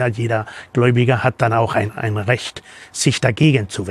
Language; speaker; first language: German; non-native, fluent; Spanish